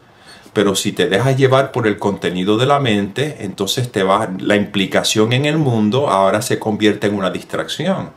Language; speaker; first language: Spanish; native; Spanish